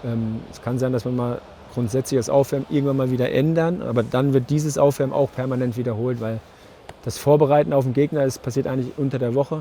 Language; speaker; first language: German; native; German